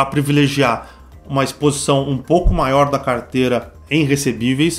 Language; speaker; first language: Portuguese; native; Portuguese